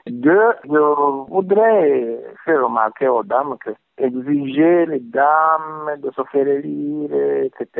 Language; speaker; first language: French; non-native, local second language; Rundi